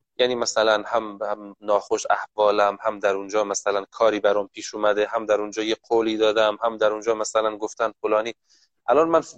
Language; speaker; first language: Persian; native; Persian